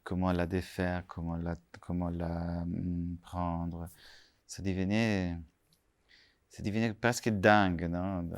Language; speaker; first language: French; non-native, fluent; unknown